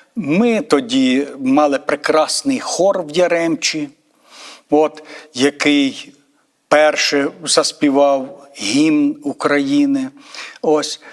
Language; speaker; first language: Ukrainian; native; Ukrainian